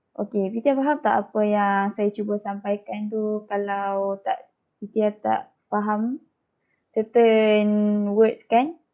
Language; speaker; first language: Malay; native; Malay